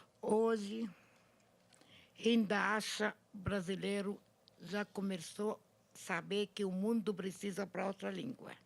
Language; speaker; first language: Portuguese; non-native, learner; Arabic